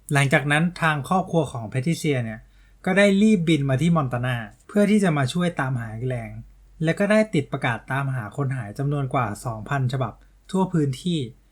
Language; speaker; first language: Thai; native; Thai